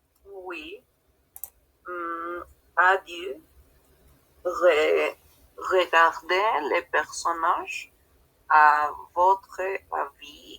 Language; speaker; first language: French; non-native, learner; Spanish